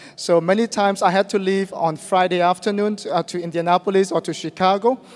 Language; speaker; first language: English; non-native, fluent; Burmese